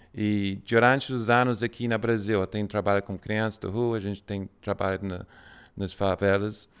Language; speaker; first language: Portuguese; non-native, fluent; English